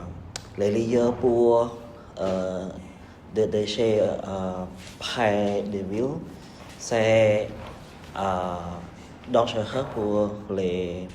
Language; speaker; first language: French; non-native, learner; Khmer